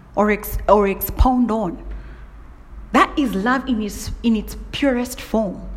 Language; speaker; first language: English; non-native, local second language; Kikuyu